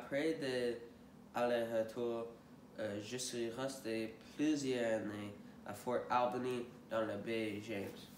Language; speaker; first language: French; non-native, learner; English